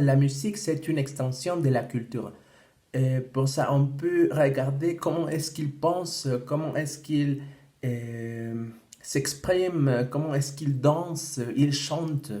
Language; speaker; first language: French; non-native, fluent; Spanish